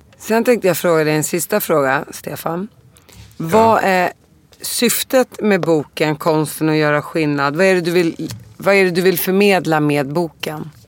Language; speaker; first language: Swedish; early bilingual, other home language; Arabic